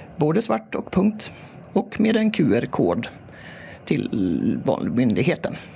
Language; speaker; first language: Swedish; native; Swedish